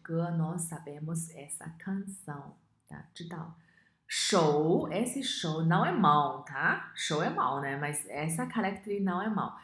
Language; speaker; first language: Portuguese; non-native, fluent; Chinese